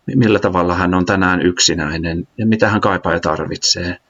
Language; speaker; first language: Finnish; native; Finnish